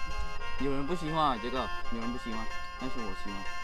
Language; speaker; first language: Chinese; non-native, fluent; Lao